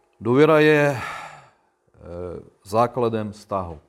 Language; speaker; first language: Czech; non-native, learner; Russian